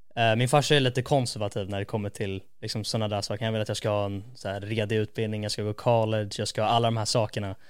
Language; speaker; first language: Swedish; native; Swedish